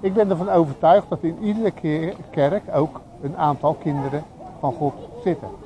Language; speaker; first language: Dutch; native; Dutch